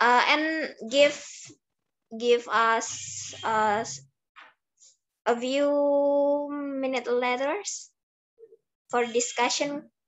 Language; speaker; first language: English; non-native, learner; Indonesian